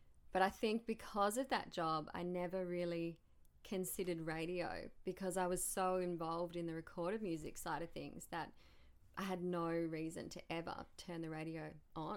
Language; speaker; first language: English; native; English